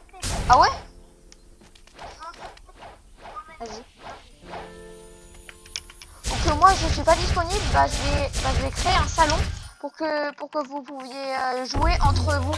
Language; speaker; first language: French; native; French